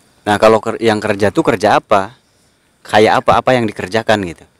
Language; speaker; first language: Indonesian; native; Indonesian